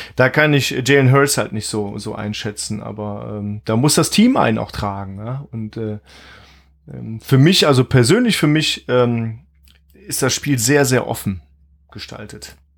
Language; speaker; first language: German; native; German